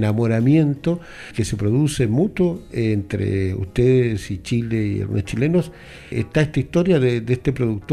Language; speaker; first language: Spanish; native; Spanish